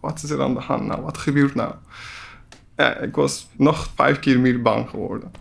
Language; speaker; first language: Dutch; non-native, learner; Persian